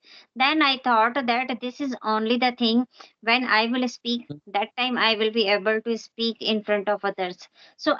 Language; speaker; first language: English; non-native, local second language; Hindi